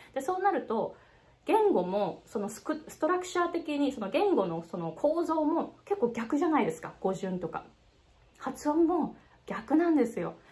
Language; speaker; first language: Japanese; native; Japanese